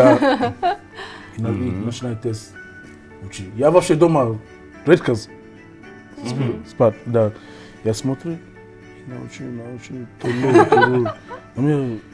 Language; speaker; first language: Russian; non-native, learner; English